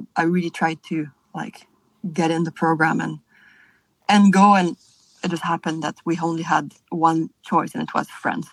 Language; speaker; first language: English; non-native, fluent; French